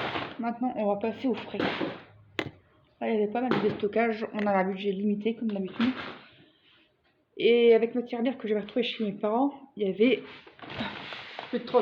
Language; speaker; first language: French; native; French